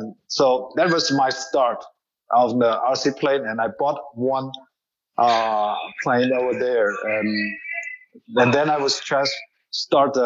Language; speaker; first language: English; non-native, learner; Chinese